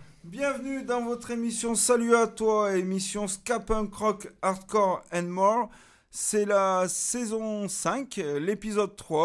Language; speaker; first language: French; native; French